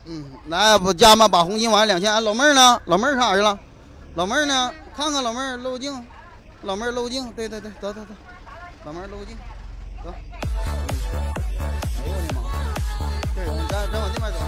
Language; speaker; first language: Chinese; native; Chinese